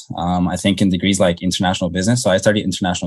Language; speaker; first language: English; native; English